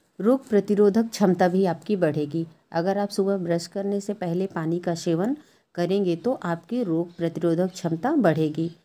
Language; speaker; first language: Hindi; native; Hindi